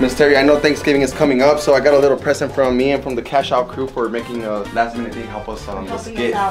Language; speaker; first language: English; native; English